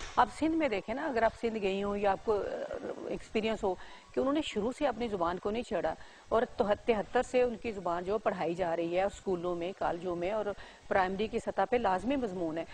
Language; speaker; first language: Urdu; non-native, local second language; Punjabi